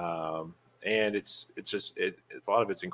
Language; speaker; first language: English; native; English